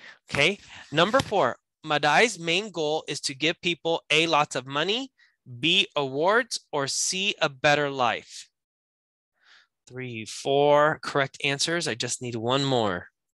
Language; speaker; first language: English; native; English